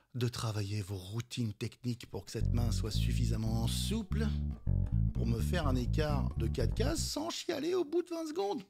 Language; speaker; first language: French; native; French